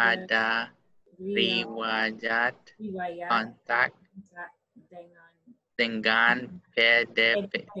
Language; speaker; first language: Indonesian; non-native, learner; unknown